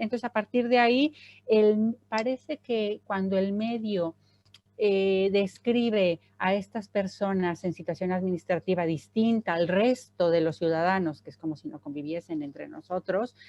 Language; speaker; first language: Spanish; native; Spanish